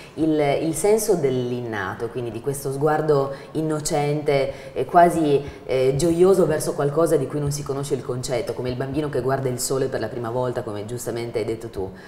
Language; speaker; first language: Italian; native; Italian